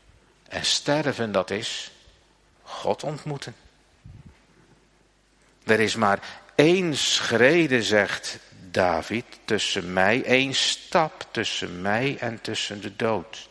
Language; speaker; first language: Dutch; native; Dutch